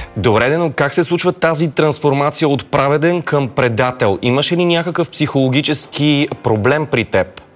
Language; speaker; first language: Bulgarian; native; Bulgarian